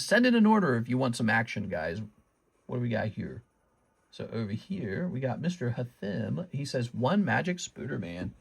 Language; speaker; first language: English; native; English